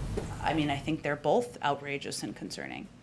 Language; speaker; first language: English; native; English